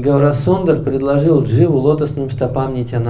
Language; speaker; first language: Russian; native; Russian